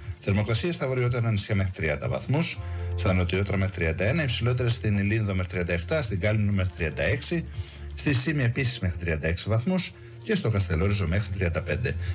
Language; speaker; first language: Greek; native; Greek